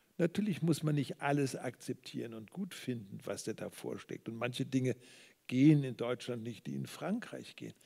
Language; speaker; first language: German; native; German